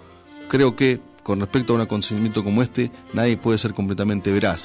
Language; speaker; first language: Spanish; native; Spanish